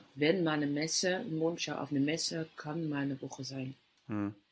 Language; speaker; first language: German; non-native, fluent; Dutch